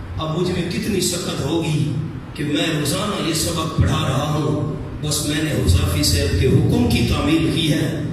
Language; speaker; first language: Urdu; non-native, local second language; Pashto